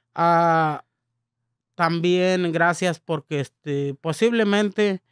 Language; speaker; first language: Spanish; native; Spanish